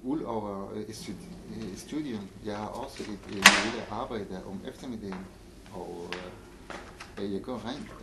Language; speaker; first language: Danish; non-native, fluent; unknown